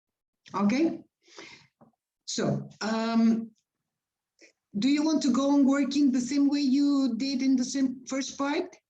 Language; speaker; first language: English; non-native, fluent; Spanish